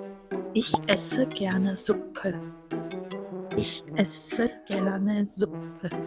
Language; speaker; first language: German; non-native, learner; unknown